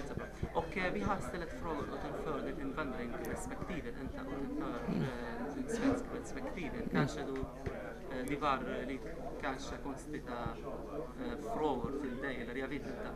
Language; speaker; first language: Swedish; non-native, fluent; Arabic